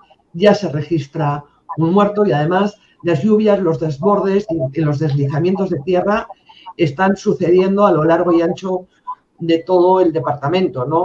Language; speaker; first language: Spanish; native; Spanish